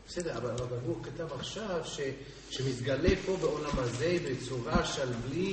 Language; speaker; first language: Hebrew; non-native, learner; English